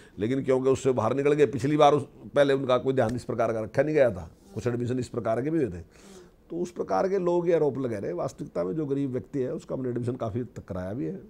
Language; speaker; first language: Hindi; native; Hindi